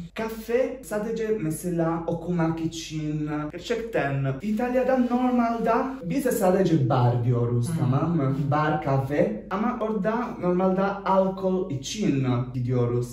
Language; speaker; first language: Turkish; non-native, learner; Italian